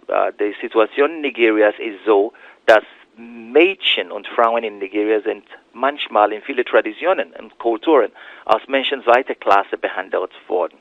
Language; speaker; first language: German; non-native, fluent; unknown